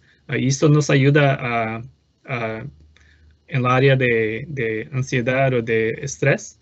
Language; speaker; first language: Spanish; non-native, fluent; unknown